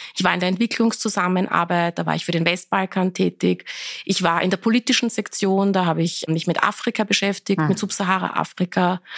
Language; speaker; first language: German; early bilingual, other home language; Persian